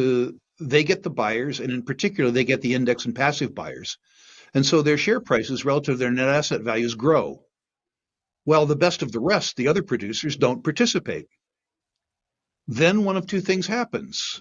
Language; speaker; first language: English; native; English